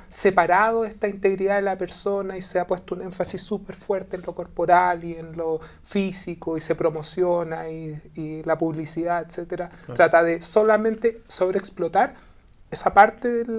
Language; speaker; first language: Spanish; native; Spanish